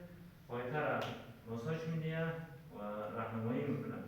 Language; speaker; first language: Persian; native; Persian